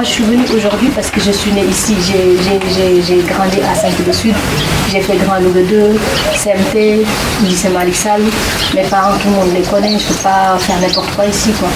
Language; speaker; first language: French; non-native, local second language; Wolof